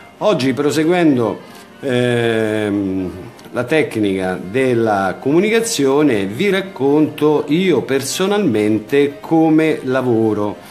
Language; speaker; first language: Italian; native; Italian